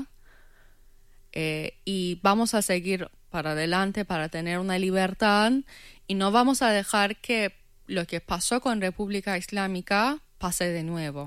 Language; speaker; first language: Spanish; non-native, fluent; Persian